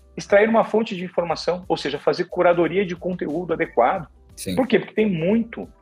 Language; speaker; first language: Portuguese; native; Portuguese